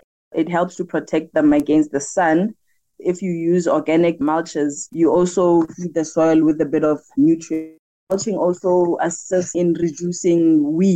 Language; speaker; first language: English; non-native, local second language; Tswana